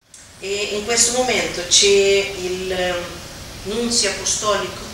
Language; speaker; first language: Italian; non-native, fluent; Kabuverdianu